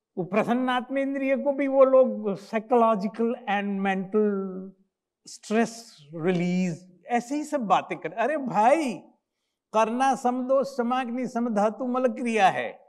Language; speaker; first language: Hindi; non-native, local second language; Gujarati